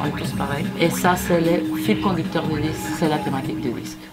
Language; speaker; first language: French; non-native, fluent; Spanish